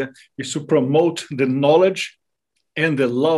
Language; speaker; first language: English; non-native, fluent; Portuguese